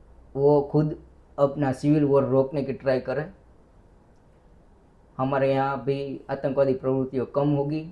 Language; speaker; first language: Hindi; non-native, local second language; Gujarati